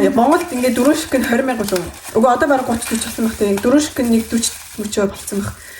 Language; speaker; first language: Mongolian; early bilingual, heritage; Mongolian